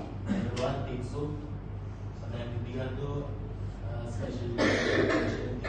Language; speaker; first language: Malay; native; Malay